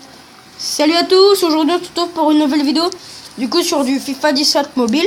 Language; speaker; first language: French; native; French